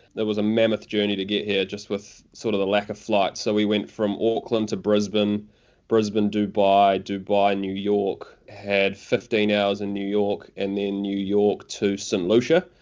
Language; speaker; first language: English; native; English